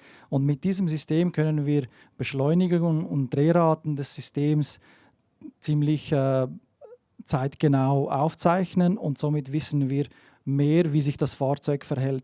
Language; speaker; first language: German; native; German